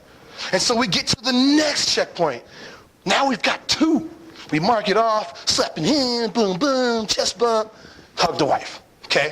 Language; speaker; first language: English; native; English